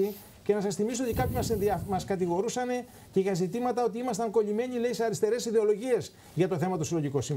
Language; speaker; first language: Greek; native; Greek